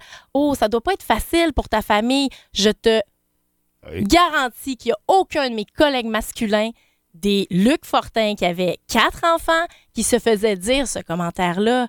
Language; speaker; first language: French; native; French